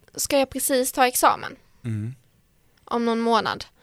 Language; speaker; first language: Swedish; native; Swedish